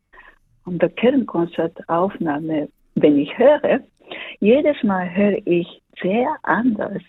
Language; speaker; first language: German; non-native, fluent; Japanese